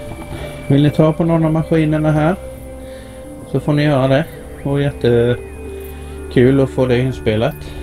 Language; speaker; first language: Swedish; native; Swedish